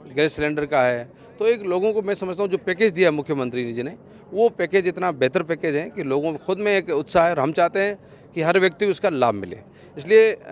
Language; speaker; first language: Hindi; native; Hindi